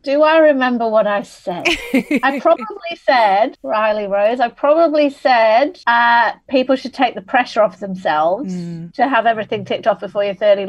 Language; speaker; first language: English; native; English